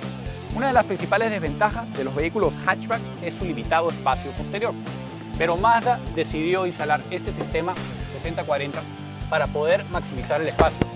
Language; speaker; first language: Spanish; native; Spanish